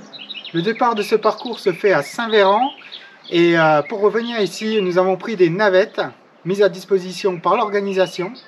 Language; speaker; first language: French; native; French